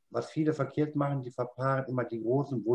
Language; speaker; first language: German; native; German